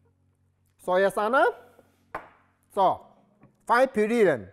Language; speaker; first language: German; non-native, learner; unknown